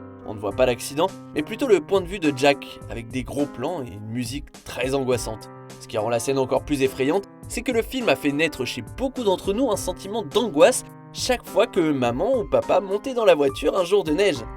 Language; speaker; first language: French; native; French